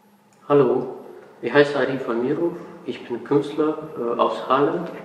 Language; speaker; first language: German; non-native, fluent; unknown